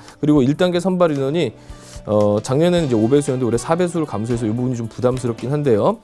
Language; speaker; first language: Korean; native; Korean